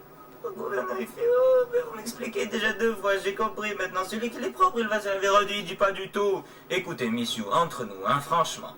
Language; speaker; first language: French; native; French